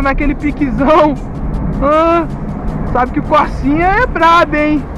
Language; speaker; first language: Portuguese; native; Portuguese